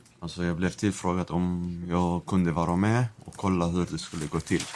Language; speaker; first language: Swedish; non-native, fluent; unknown